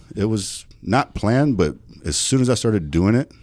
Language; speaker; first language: English; native; English